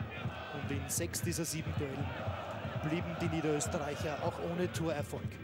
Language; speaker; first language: German; native; German